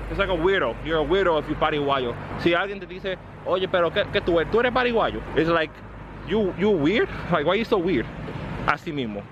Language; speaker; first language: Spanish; early bilingual, heritage; Spanish